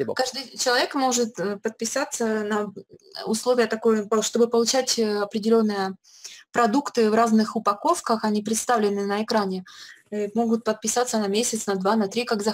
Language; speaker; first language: Russian; native; Russian